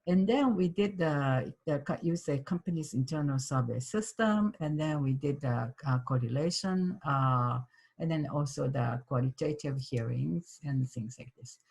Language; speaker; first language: English; non-native, fluent; Japanese